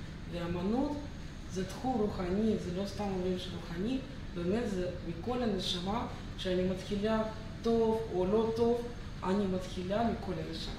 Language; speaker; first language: Hebrew; non-native, fluent; Russian